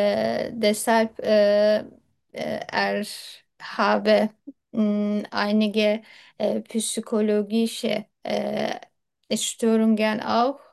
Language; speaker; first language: German; non-native, learner; Turkish